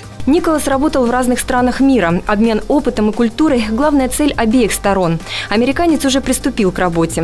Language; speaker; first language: Russian; native; Russian